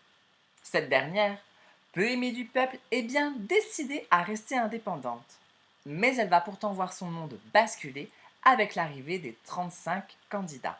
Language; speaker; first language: French; native; French